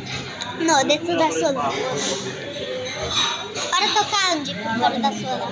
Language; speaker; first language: Italian; non-native, learner; Filipino